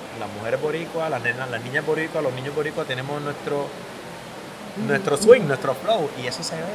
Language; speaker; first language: Spanish; native; Spanish